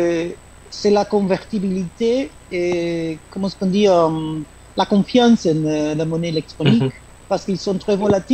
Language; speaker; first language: French; non-native, fluent; Spanish